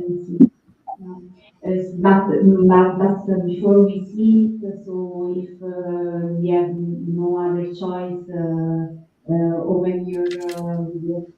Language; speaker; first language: English; non-native, fluent; Italian